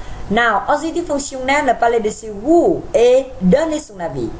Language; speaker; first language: French; non-native, fluent; Vietnamese